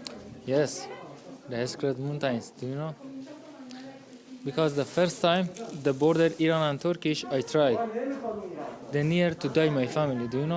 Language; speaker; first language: English; non-native, learner; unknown